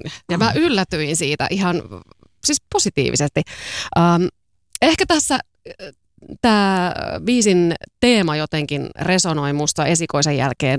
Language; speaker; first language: Finnish; native; Finnish